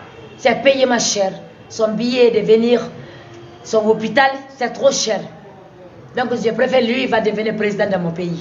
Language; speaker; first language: French; non-native, local second language; Susu